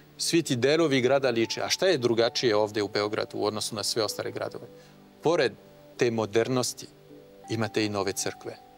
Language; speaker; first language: Croatian; non-native, fluent; French